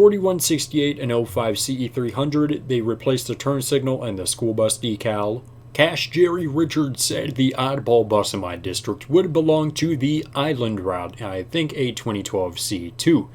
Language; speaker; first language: English; native; English